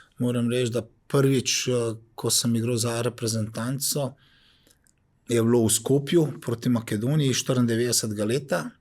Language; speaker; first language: Slovenian; early bilingual, other home language; Bosnian